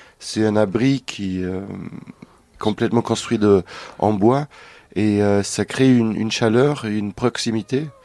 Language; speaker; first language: French; non-native, fluent; German